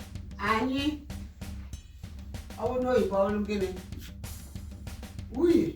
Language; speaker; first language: Igbo; native; Igbo